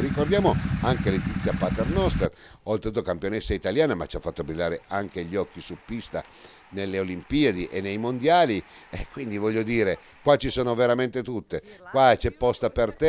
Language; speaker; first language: Italian; native; Italian